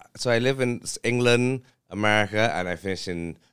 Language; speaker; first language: English; early bilingual, other home language; Thai